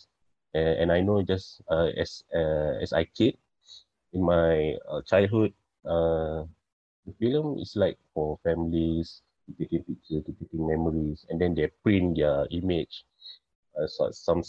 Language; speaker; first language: English; non-native, local second language; Malay